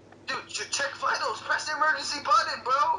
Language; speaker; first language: English; native; English